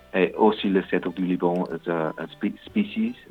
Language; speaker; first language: French; non-native, learner; English